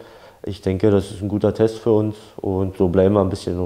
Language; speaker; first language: German; native; German